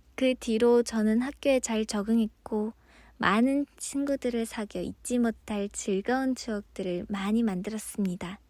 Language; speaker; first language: Korean; early bilingual, other home language; Mongolian